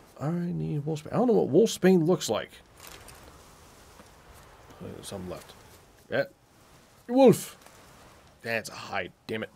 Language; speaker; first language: English; native; English